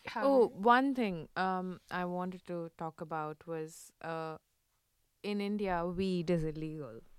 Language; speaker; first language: English; non-native, local second language; Hindi